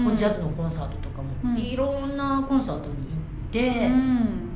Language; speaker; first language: Japanese; native; Japanese